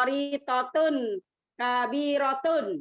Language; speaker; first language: Arabic; non-native, learner; Indonesian